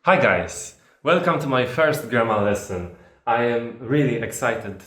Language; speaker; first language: English; non-native, fluent; Polish